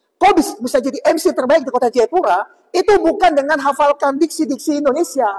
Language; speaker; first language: Indonesian; native; Indonesian